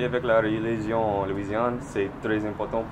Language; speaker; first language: French; non-native, learner; English